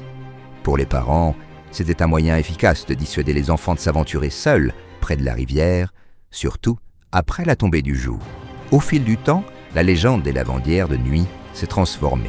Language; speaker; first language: French; native; French